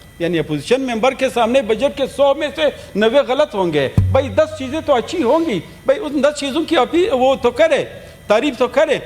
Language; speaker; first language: Urdu; non-native, local second language; Pashto